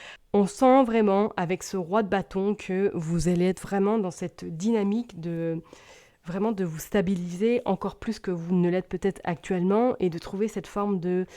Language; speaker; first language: French; native; French